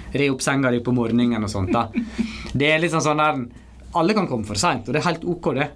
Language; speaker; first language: Norwegian; native; Norwegian